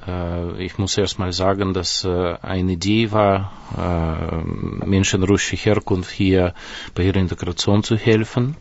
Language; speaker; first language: German; non-native, fluent; Russian